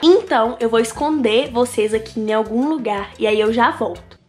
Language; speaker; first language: Portuguese; native; Portuguese